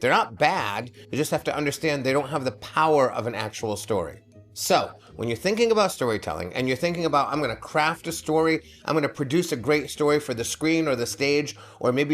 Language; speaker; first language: English; native; English